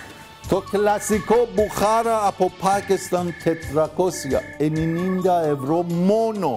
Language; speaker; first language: Greek; non-native, fluent; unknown